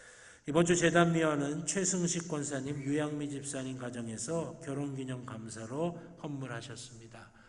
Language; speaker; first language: Korean; native; Korean